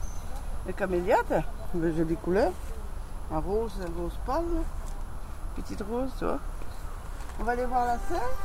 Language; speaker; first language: French; native; French